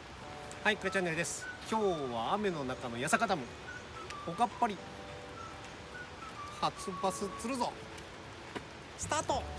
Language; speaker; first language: Japanese; native; Japanese